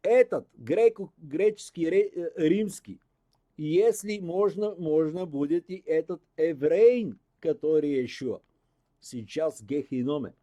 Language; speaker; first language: Russian; non-native, learner; Bulgarian